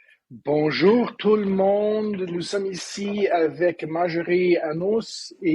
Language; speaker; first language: French; non-native, learner; English